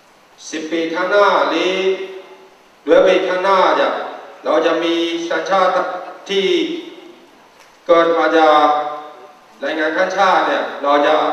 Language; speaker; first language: Thai; non-native, fluent; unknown